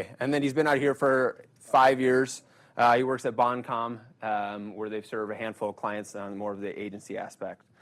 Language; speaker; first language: English; native; English